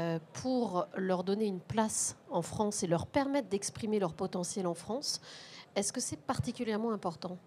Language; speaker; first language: French; native; French